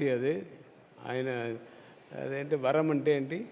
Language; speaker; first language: Telugu; non-native, learner; Tamil